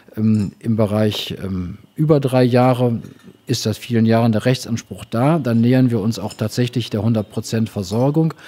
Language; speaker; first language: German; native; German